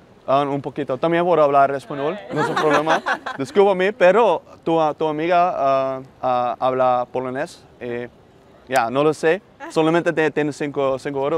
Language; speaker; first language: Spanish; non-native, learner; Dutch